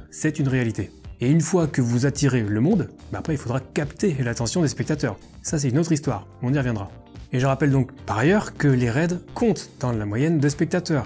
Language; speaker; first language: French; native; French